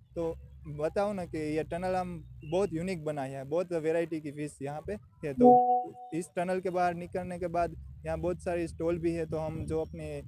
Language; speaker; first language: Hindi; non-native, local second language; Gujarati